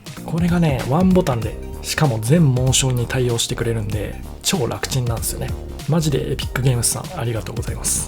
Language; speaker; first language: Japanese; native; Japanese